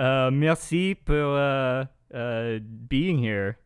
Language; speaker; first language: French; non-native, learner; English